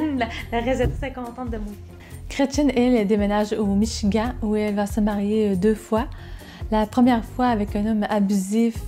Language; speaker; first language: French; native; French